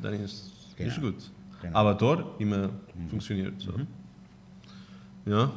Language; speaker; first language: German; non-native, learner; Spanish